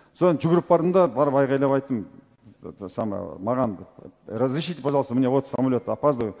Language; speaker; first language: Russian; non-native, local second language; Kazakh